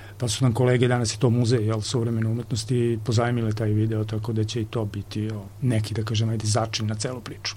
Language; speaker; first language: Serbian; native; Serbian